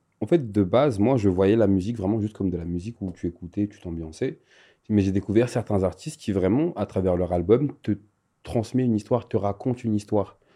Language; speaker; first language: French; non-native, local second language; Malagasy